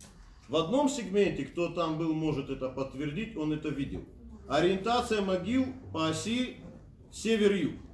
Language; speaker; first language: Russian; native; Russian